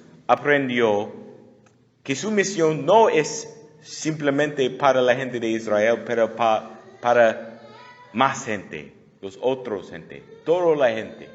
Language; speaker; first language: Spanish; non-native, learner; English